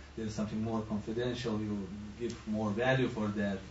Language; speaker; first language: English; non-native, fluent; Lithuanian